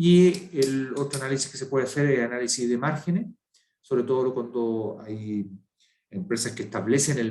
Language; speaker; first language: Spanish; native; Spanish